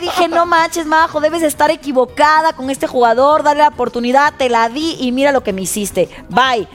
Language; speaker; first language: Spanish; native; Spanish